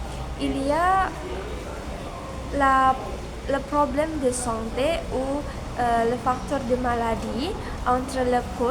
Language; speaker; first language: French; non-native, learner; Indonesian